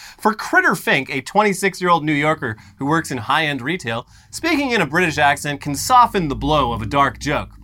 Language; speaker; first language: English; native; English